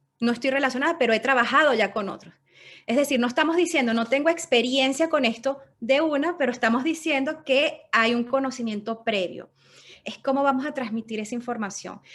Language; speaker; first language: Spanish; native; Spanish